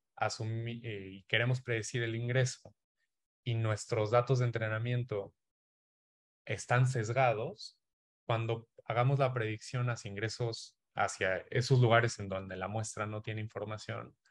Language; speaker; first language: Spanish; native; Spanish